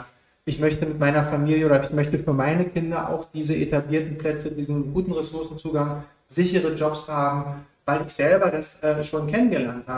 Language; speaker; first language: German; native; German